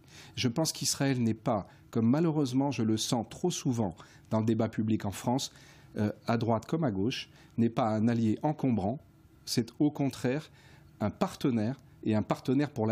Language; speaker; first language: French; native; French